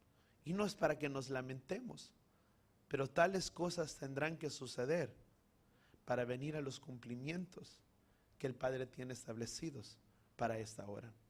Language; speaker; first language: Spanish; native; Spanish